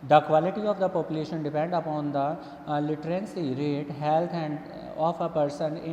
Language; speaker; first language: English; non-native, local second language; Punjabi